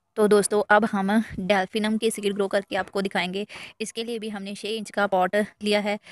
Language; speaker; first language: Hindi; non-native, local second language; Punjabi